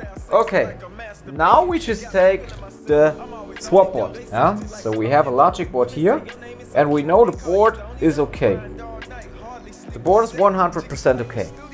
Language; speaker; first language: English; non-native, fluent; German